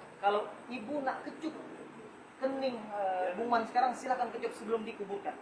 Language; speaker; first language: Indonesian; native; Indonesian